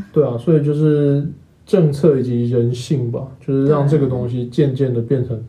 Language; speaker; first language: Chinese; native; Chinese